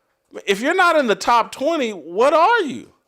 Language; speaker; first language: English; native; English